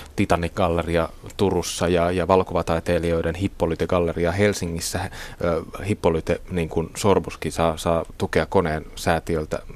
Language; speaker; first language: Finnish; native; Finnish